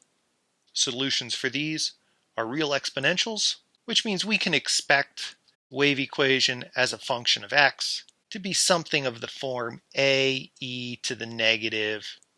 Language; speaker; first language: English; native; English